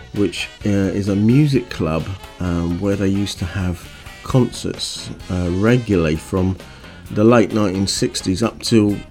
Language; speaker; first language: English; native; English